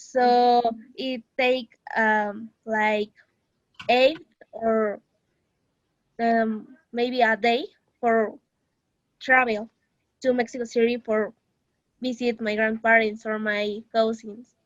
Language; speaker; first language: English; non-native, learner; Spanish